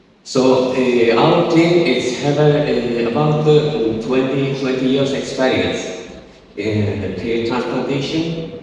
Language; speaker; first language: English; non-native, learner; Turkish